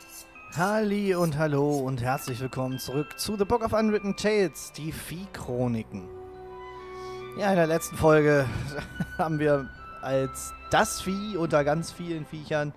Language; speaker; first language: German; native; German